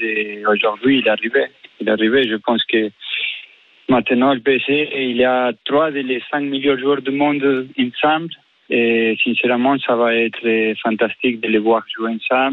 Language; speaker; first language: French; non-native, fluent; Spanish